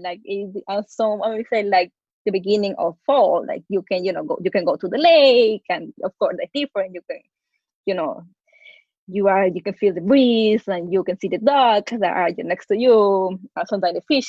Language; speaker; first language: English; non-native, fluent; Spanish